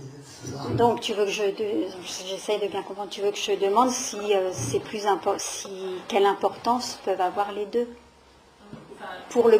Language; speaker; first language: French; native; French